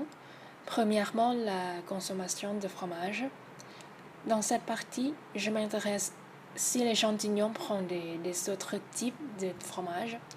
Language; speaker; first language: French; non-native, learner; Thai